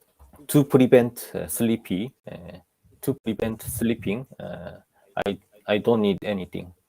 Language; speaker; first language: English; non-native, learner; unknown